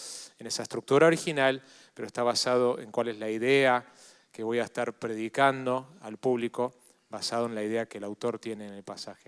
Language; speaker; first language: Spanish; native; Spanish